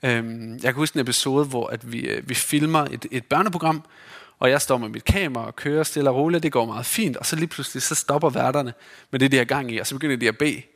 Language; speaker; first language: Danish; native; Danish